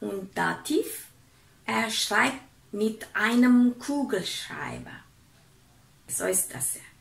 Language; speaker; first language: German; non-native, fluent; Indonesian